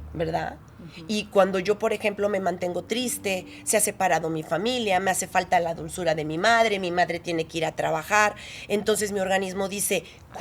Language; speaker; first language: Spanish; native; Spanish